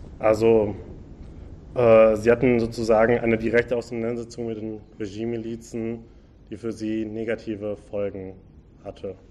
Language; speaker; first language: German; native; German